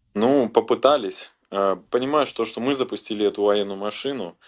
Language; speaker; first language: Russian; native; Russian